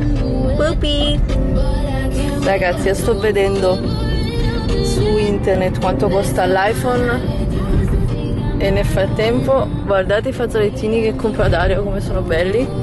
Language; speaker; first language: Italian; native; Italian